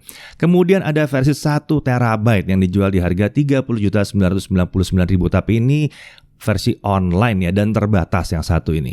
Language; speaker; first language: Indonesian; native; Indonesian